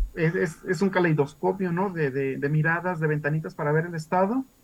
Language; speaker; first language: Spanish; native; Spanish